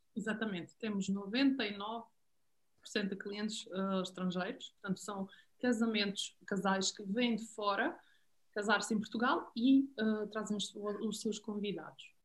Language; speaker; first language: Portuguese; non-native, fluent; Serbian